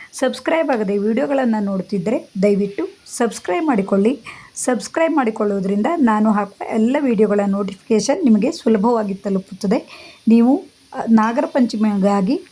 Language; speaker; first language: Kannada; non-native, local second language; Konkani